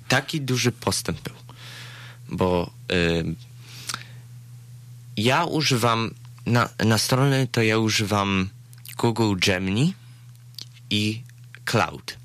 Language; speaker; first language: Polish; early bilingual, heritage; Polish